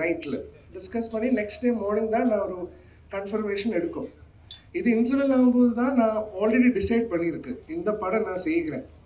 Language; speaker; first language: Tamil; non-native, learner; Malayalam